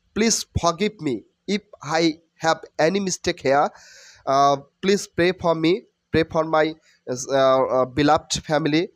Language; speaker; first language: English; non-native, learner; Bangla